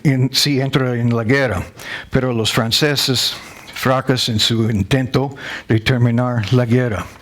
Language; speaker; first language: Spanish; non-native, learner; English